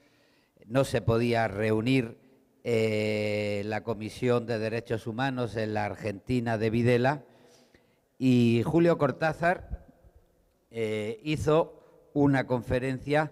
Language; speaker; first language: Spanish; native; Spanish